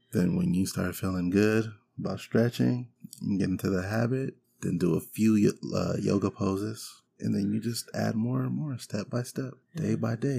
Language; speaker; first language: English; native; English